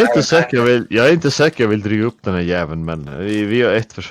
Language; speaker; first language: Swedish; native; Swedish